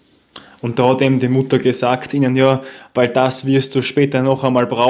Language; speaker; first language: German; native; German